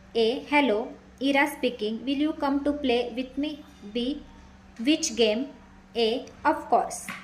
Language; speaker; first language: English; non-native, local second language; Marathi